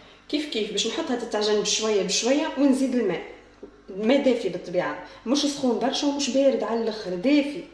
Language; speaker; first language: Arabic; native; Arabic